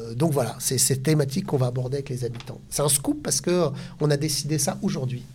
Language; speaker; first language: French; native; French